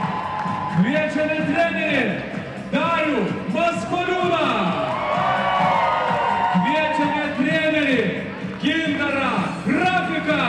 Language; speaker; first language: Lithuanian; native; Lithuanian